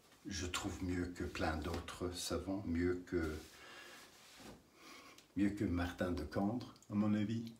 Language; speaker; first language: French; non-native, learner; English